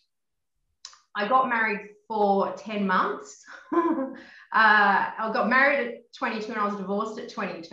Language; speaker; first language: English; native; English